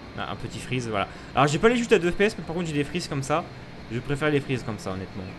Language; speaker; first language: French; native; French